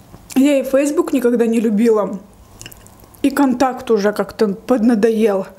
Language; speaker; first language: Russian; native; Russian